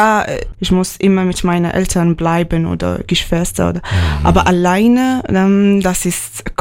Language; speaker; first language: German; non-native, learner; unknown